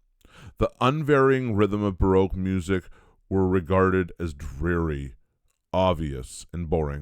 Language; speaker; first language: English; native; English